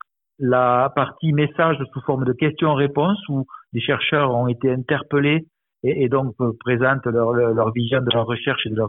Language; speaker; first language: French; native; French